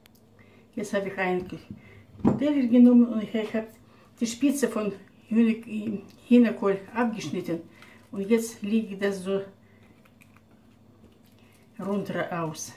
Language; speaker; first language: German; non-native, fluent; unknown